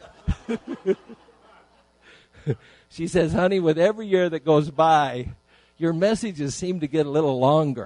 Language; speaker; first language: English; native; English